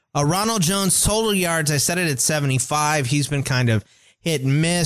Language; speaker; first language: English; native; English